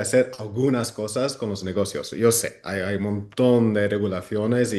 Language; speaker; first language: Spanish; non-native, fluent; Dutch